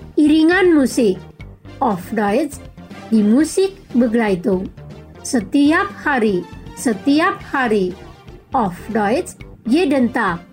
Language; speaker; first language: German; non-native, fluent; Indonesian